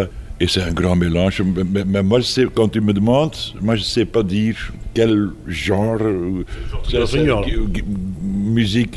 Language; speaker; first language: French; non-native, fluent; Dutch